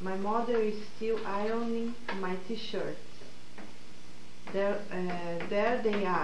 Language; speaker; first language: English; non-native, learner; Portuguese